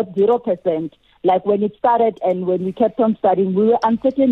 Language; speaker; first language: English; non-native, local second language; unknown